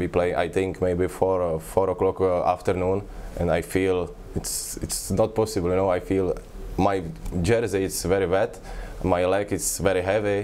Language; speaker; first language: English; non-native, learner; Czech